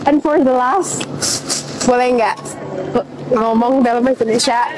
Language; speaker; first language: Indonesian; native; Indonesian